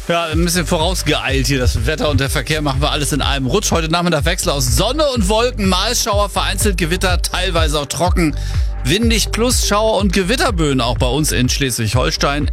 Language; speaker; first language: German; native; German